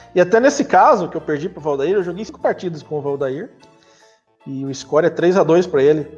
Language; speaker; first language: Portuguese; native; Portuguese